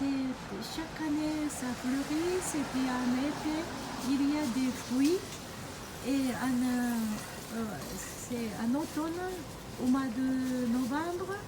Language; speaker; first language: French; non-native, fluent; Japanese